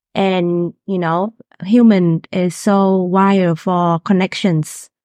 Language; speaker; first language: English; non-native, fluent; Vietnamese